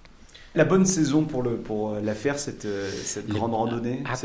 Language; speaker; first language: French; native; French